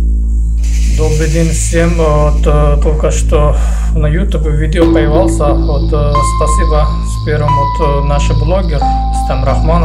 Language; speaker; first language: Russian; non-native, learner; Uzbek